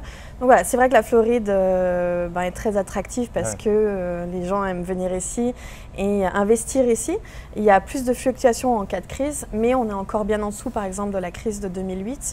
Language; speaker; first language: French; native; French